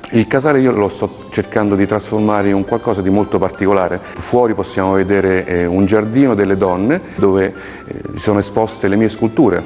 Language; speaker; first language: Italian; native; Italian